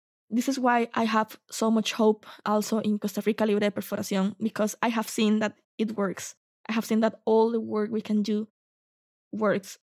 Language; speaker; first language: English; non-native, fluent; Spanish